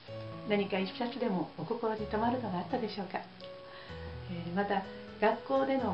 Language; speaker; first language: Japanese; native; Japanese